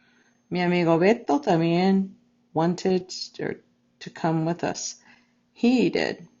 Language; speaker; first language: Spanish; non-native, fluent; English